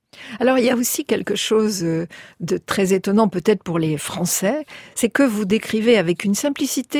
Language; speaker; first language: French; native; French